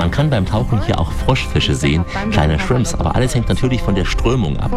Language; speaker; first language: German; native; German